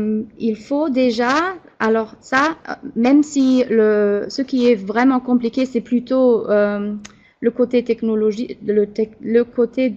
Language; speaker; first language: French; non-native, fluent; German